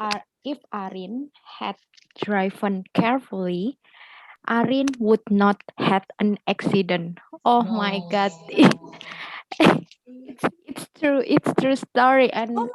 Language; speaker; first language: English; non-native, learner; Indonesian